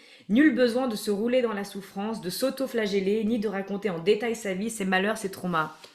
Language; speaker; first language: French; native; French